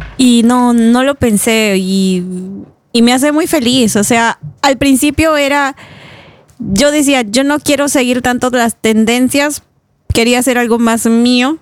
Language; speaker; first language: Spanish; native; Spanish